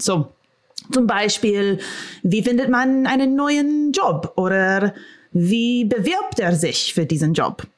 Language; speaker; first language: German; non-native, fluent; English